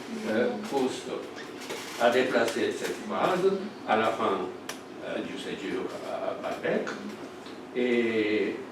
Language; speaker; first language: French; non-native, fluent; Japanese